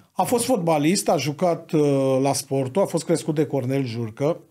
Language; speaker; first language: Romanian; native; Romanian